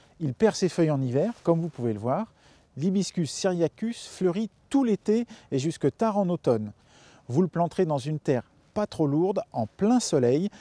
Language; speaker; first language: French; native; French